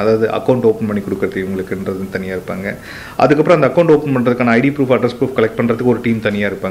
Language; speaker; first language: Tamil; native; Tamil